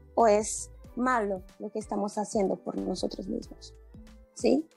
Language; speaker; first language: Spanish; non-native, learner; Portuguese